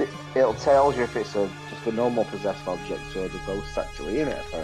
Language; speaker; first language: English; native; English